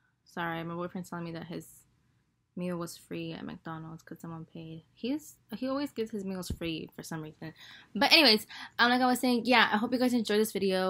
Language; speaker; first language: English; early bilingual, other home language; Spanish